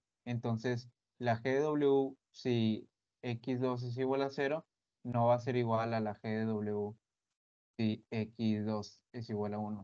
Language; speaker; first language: Spanish; native; Spanish